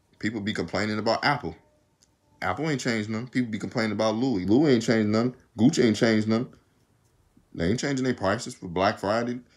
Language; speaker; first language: English; native; English